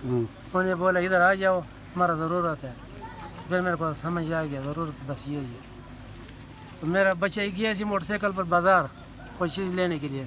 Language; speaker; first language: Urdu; non-native, local second language; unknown